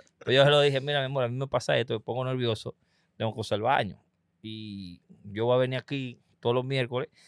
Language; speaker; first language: Spanish; native; Spanish